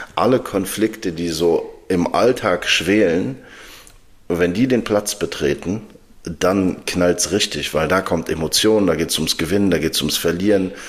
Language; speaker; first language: German; early bilingual, other home language; Arabic